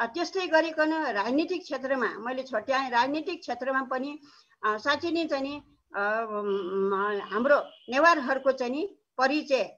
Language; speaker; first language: Nepali; non-native, local second language; Newari